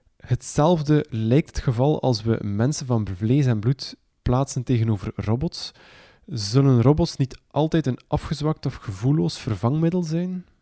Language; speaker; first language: Dutch; native; Dutch